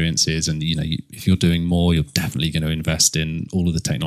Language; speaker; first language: English; native; English